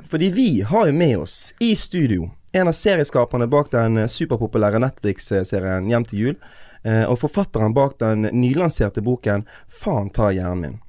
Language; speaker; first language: Norwegian; native; Norwegian